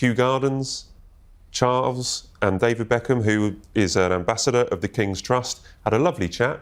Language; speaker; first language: English; native; English